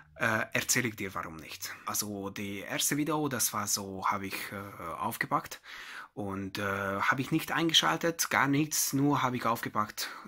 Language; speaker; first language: German; non-native, fluent; Hungarian